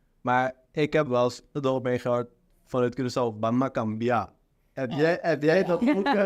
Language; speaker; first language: Dutch; non-native, local second language; Papiamento